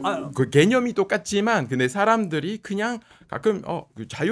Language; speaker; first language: Korean; non-native, fluent; French